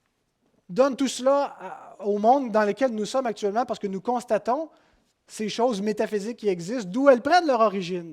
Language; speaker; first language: French; native; French